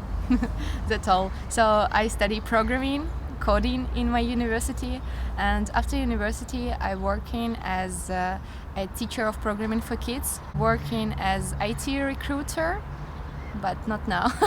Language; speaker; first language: English; non-native, learner; Russian